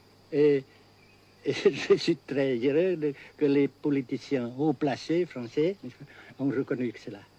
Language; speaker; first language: French; non-native, fluent; Vietnamese